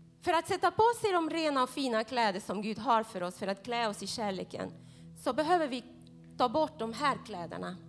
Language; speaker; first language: Swedish; non-native, fluent; Spanish